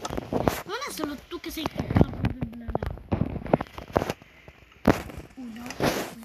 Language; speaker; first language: Italian; early bilingual, other home language; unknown